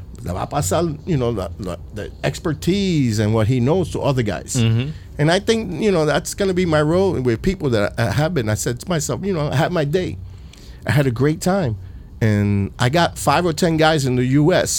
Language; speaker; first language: English; early bilingual, other home language; Spanish